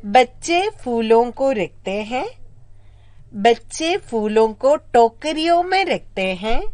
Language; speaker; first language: Hindi; non-native, local second language; Malayalam